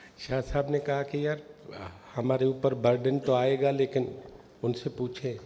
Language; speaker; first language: Urdu; non-native, local second language; Sindhi